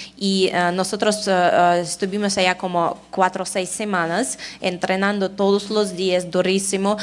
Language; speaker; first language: Spanish; non-native, fluent; Russian